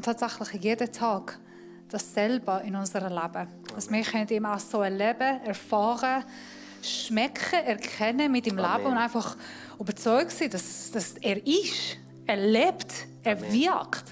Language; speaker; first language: German; non-native, fluent; Persian